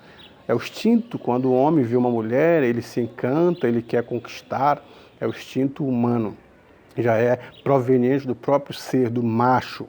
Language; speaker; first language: Portuguese; native; Portuguese